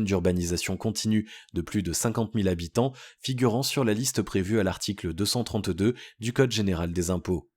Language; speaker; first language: French; native; French